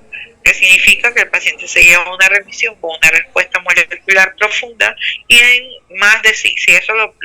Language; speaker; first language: Spanish; native; Spanish